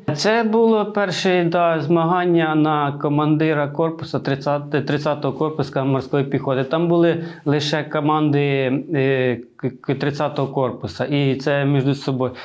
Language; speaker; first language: Ukrainian; native; Ukrainian